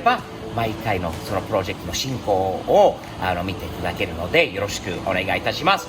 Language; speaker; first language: Japanese; non-native, fluent; English